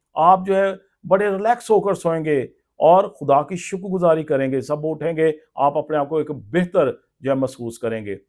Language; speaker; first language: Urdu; non-native, local second language; Punjabi